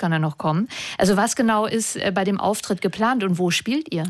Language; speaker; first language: German; native; German